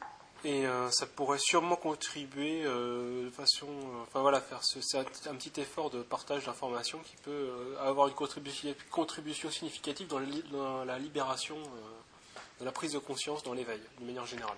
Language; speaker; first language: French; native; French